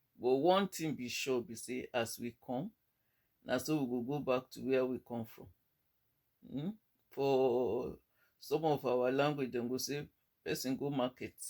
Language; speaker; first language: Nigerian Pidgin; non-native, local second language; Yoruba